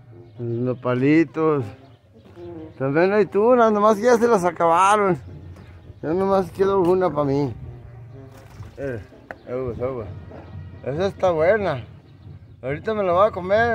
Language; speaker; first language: Spanish; native; Spanish